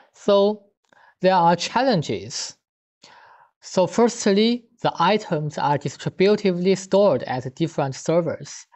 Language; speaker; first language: English; non-native, fluent; Chinese